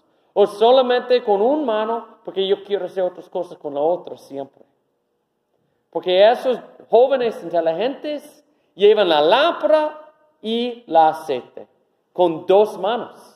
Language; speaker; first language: Spanish; non-native, learner; English